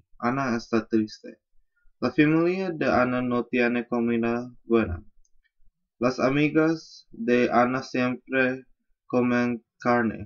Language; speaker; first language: Spanish; non-native, learner; English